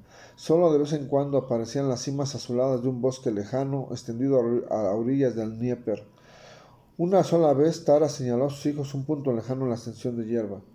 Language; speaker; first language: Spanish; native; Spanish